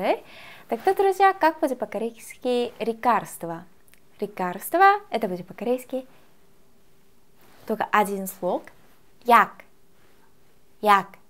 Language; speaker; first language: Russian; non-native, fluent; Korean